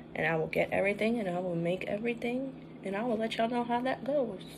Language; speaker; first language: English; native; English